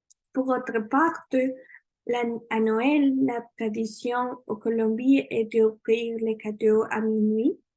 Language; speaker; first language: French; non-native, learner; Spanish